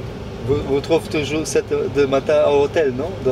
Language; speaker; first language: French; non-native, fluent; Portuguese